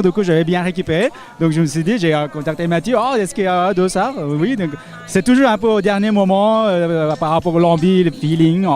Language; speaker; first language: French; native; French